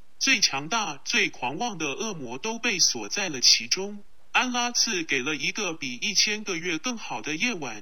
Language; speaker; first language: Chinese; non-native, local second language; Cantonese